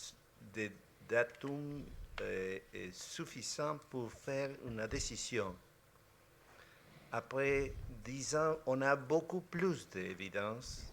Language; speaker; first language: French; non-native, fluent; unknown